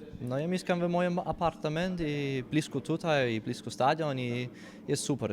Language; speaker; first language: Polish; non-native, learner; Danish